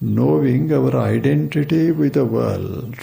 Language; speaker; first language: English; non-native, local second language; Kannada